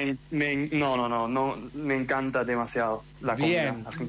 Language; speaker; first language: Spanish; early bilingual, heritage; English